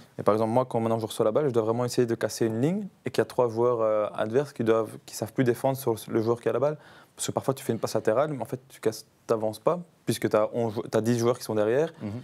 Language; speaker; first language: French; native; French